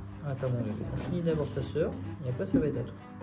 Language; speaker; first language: French; native; French